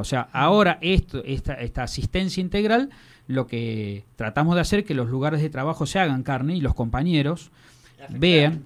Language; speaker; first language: Spanish; native; Spanish